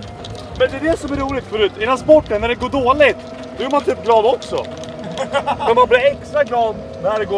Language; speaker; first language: Swedish; native; Swedish